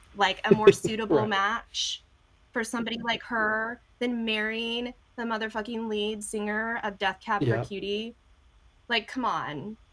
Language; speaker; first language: English; native; English